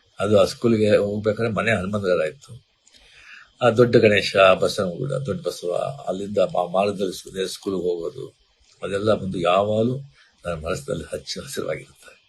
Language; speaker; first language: Kannada; non-native, local second language; Marathi